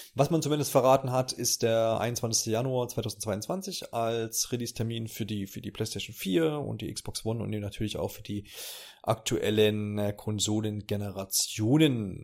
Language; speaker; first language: German; native; German